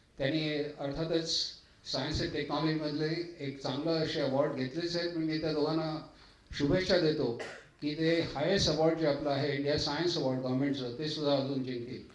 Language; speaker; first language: Marathi; native; Marathi